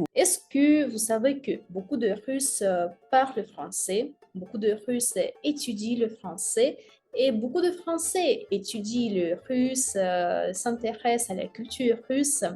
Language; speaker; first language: French; non-native, fluent; Russian